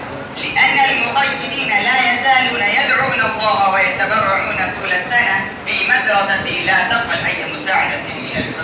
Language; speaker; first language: Arabic; non-native, learner; Urdu